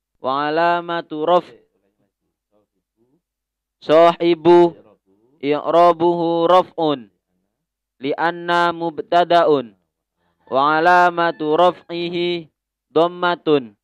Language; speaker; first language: Arabic; non-native, learner; Indonesian